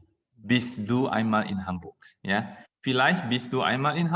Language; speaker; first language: German; non-native, fluent; Indonesian